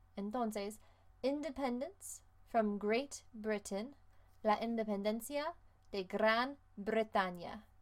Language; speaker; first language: Spanish; non-native, fluent; English